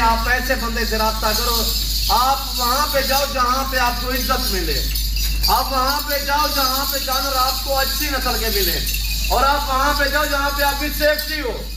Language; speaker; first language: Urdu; non-native, local second language; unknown